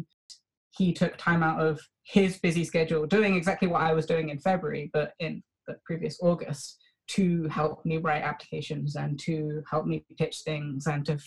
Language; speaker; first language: English; native; English